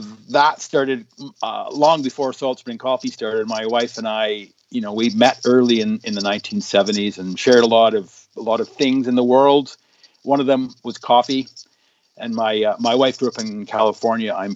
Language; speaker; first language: English; native; English